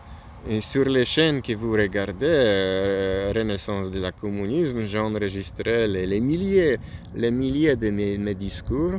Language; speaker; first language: French; non-native, learner; Polish